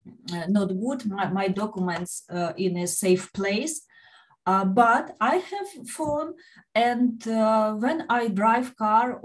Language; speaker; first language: English; non-native, learner; Ukrainian